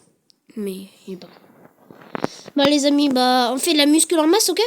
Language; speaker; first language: French; native; French